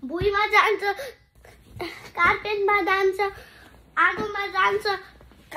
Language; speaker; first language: Nepali; early bilingual, heritage; Nepali